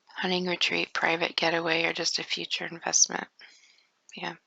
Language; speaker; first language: English; native; English